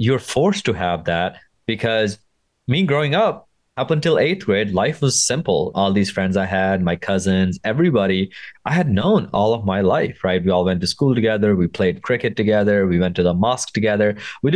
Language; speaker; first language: English; non-native, local second language; Punjabi